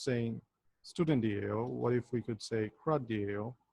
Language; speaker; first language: English; non-native, local second language; Bangla